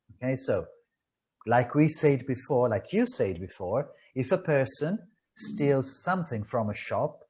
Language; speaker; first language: English; non-native, fluent; Italian